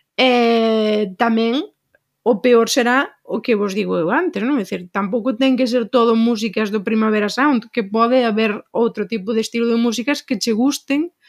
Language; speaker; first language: Galician; native; Galician